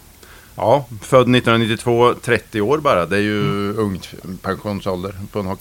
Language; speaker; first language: Swedish; native; Swedish